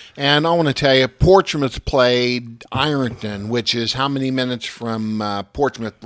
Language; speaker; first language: English; native; English